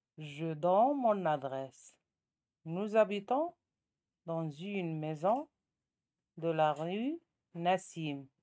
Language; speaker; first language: French; non-native, local second language; Arabic